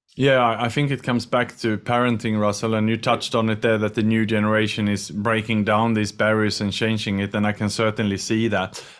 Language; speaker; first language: English; non-native, fluent; Swedish